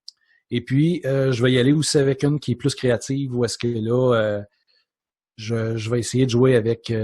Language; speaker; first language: French; native; French